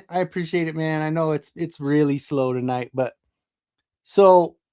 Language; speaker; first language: English; native; English